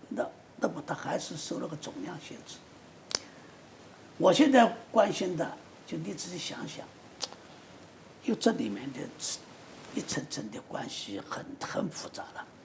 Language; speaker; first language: Chinese; native; Chinese